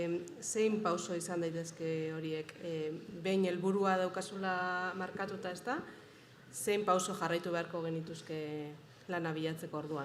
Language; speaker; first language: Basque; native; Basque